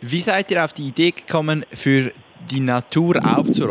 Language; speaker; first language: German; native; German